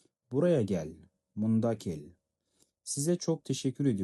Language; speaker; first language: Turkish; non-native, fluent; Kazakh